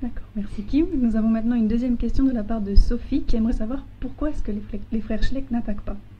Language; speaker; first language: French; native; French